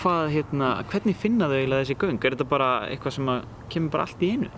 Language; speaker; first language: Icelandic; native; Icelandic